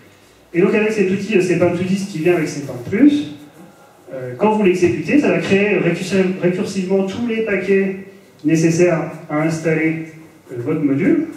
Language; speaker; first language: French; native; French